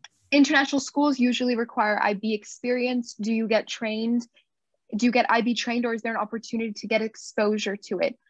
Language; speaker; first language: English; non-native, fluent; Spanish